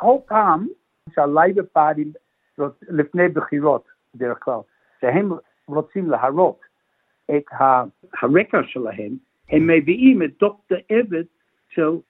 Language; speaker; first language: Hebrew; non-native, fluent; English